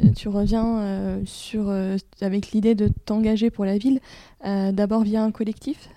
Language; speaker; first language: French; native; French